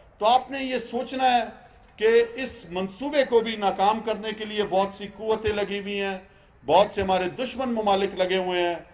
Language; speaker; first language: Urdu; non-native, local second language; Pashto